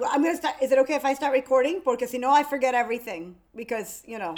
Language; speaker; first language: English; early bilingual, other home language; Spanish